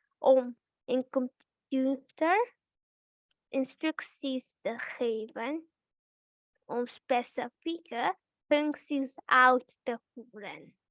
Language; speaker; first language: Dutch; early bilingual, other home language; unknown